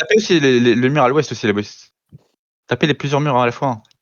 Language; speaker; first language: French; native; French